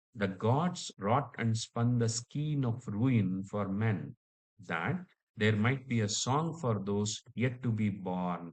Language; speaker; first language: English; non-native, local second language; Kannada